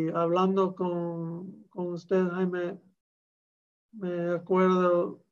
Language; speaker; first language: Spanish; early bilingual, heritage; Spanish